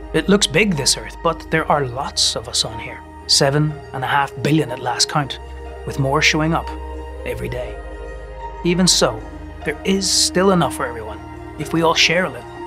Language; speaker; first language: English; native; English